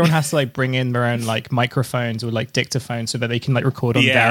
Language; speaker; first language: English; native; English